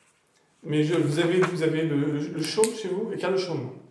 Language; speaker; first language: French; native; French